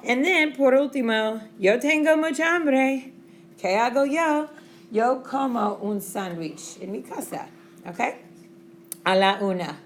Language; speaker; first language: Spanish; non-native, fluent; English